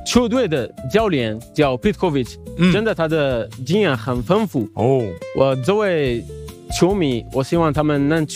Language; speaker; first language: Chinese; non-native, fluent; Arabic